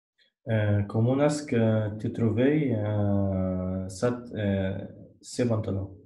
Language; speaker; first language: French; non-native, learner; Arabic